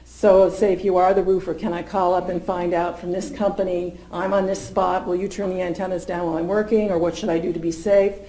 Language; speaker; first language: English; native; English